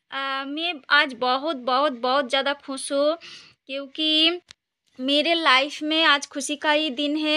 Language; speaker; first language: Hindi; non-native, local second language; Bangla